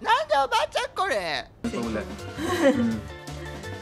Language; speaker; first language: Spanish; non-native, fluent; Japanese